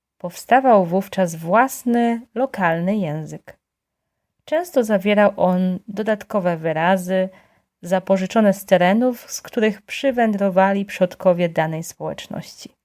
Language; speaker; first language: Polish; native; Polish